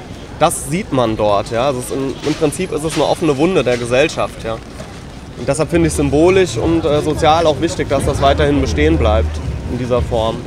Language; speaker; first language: German; native; German